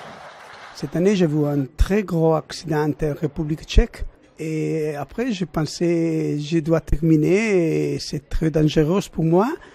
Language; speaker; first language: French; non-native, learner; Italian